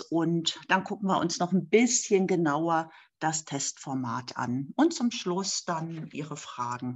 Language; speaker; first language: German; native; German